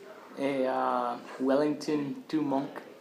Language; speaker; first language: French; non-native, learner; English